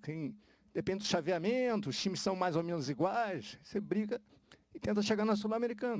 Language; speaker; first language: Portuguese; native; Portuguese